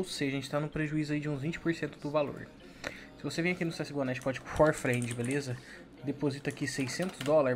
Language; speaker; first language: Portuguese; native; Portuguese